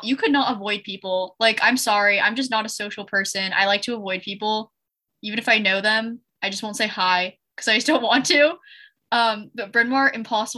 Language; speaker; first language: English; native; English